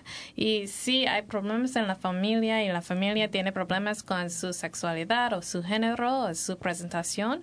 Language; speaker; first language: Spanish; non-native, learner; English